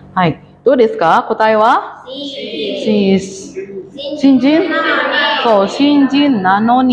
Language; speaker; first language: Japanese; non-native, fluent; Indonesian